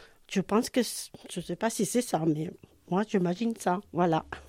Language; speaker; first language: French; non-native, fluent; Spanish